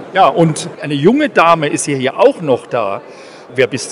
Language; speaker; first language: German; native; German